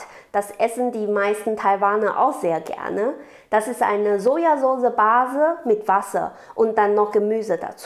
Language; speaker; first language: German; non-native, learner; Chinese